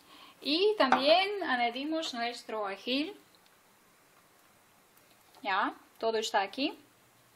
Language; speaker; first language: Spanish; non-native, fluent; Ukrainian